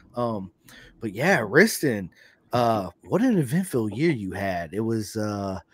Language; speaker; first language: English; native; English